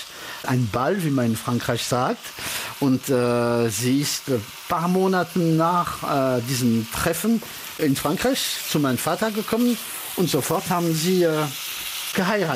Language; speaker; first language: German; early bilingual, heritage; French